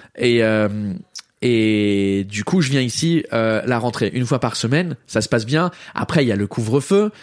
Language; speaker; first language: French; early bilingual, heritage; English